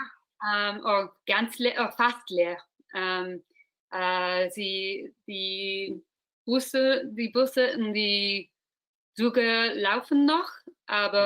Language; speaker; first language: German; non-native, learner; English